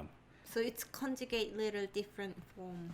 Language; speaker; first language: English; non-native, learner; Korean